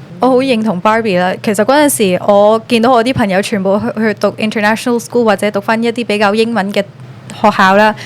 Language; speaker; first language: Cantonese; early bilingual, other home language; Urdu